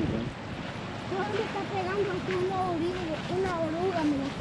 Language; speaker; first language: Spanish; early bilingual, other home language; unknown